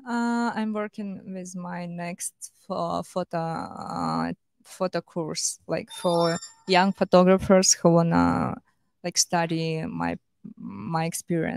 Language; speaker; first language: English; non-native, fluent; Russian